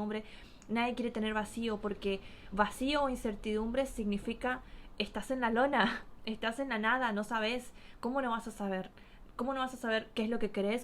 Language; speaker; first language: Spanish; native; Spanish